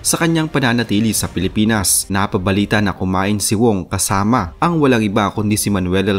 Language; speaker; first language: Filipino; native; Filipino